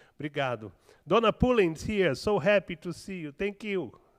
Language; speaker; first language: English; non-native, fluent; Portuguese